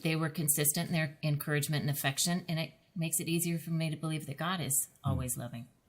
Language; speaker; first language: English; native; English